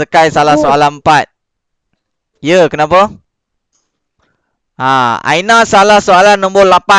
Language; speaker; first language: Malay; native; Malay